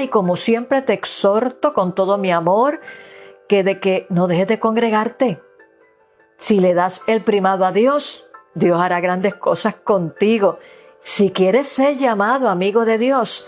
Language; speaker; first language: Spanish; native; Spanish